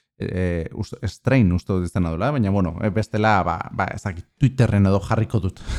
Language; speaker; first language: Basque; native; Basque